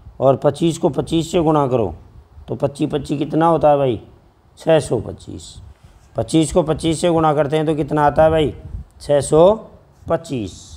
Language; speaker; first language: Hindi; native; Hindi